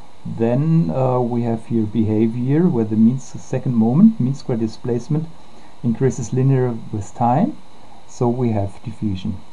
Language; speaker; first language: English; non-native, fluent; German